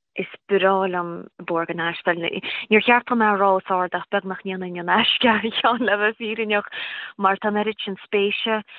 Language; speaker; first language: Irish; native; Irish